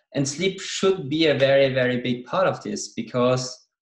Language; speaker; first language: English; non-native, fluent; German